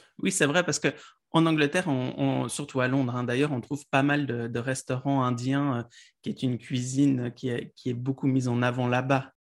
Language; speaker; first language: French; native; French